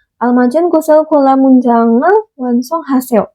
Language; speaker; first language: Korean; non-native, fluent; Indonesian